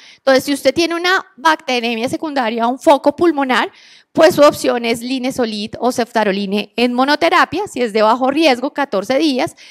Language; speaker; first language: Spanish; native; Spanish